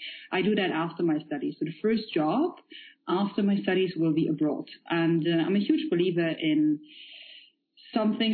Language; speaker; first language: English; non-native, fluent; Polish